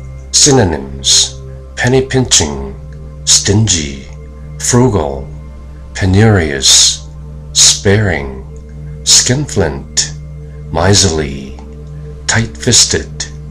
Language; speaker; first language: English; non-native, fluent; Korean